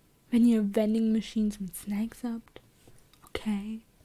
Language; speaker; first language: German; native; German